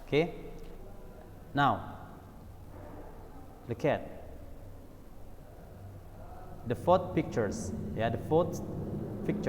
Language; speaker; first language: English; non-native, learner; Indonesian